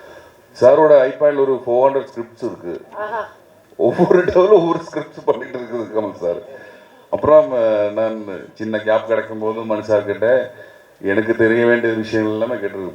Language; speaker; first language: Tamil; non-native, learner; Malayalam